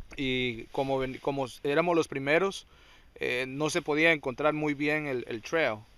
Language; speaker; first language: Spanish; early bilingual, heritage; Spanish